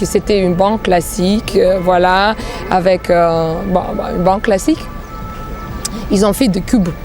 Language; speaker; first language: French; non-native, fluent; Bulgarian